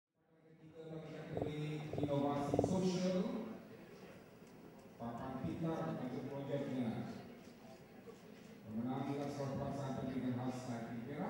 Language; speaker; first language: Malay; native; Malay